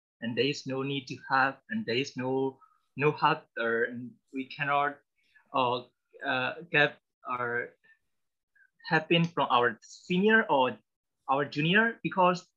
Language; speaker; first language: English; non-native, learner; Burmese